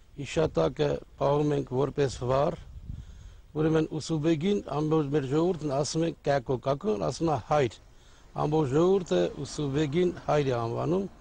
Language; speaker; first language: Armenian; non-native, local second language; Kurdish